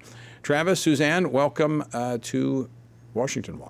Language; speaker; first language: English; native; English